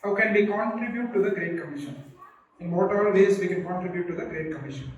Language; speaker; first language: English; non-native, local second language; Tamil